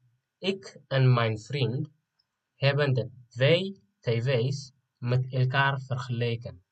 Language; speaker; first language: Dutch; non-native, fluent; Tigrinya